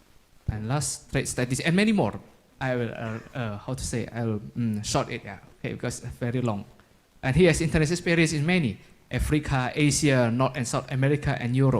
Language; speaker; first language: English; non-native, fluent; Indonesian